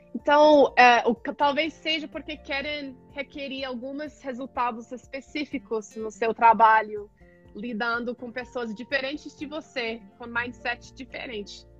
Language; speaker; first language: Portuguese; non-native, fluent; English